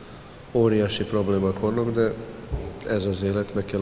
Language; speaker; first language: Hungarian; non-native, fluent; Serbian